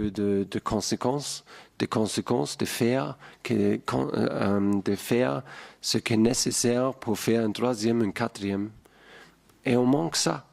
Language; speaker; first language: French; non-native, fluent; German